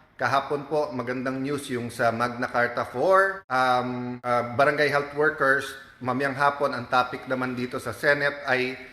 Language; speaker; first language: Filipino; native; Filipino